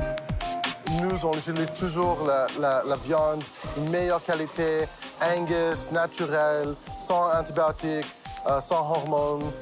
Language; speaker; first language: French; non-native, local second language; English